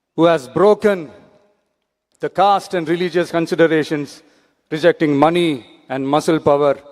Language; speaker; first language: English; non-native, local second language; Tamil